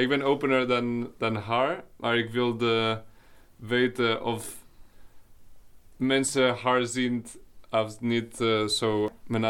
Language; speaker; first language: Dutch; non-native, learner; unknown